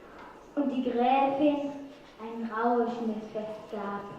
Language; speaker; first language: German; native; German